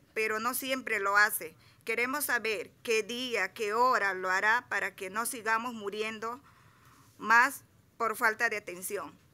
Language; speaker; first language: Spanish; native; Spanish